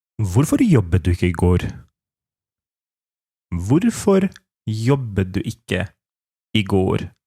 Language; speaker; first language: Norwegian; non-native, fluent; Polish